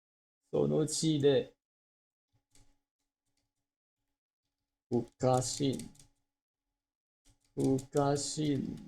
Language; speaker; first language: Japanese; non-native, learner; English